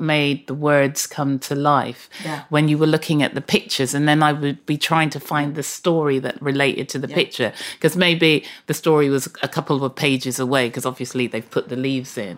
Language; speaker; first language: English; native; English